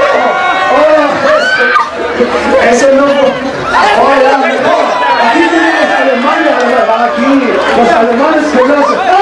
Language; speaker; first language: Spanish; non-native, fluent; German